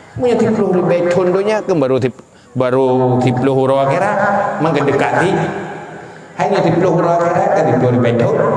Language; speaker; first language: Malay; non-native, local second language; Achinese